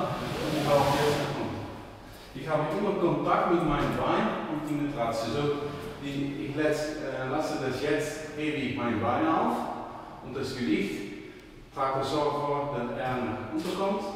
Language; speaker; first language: German; non-native, fluent; Dutch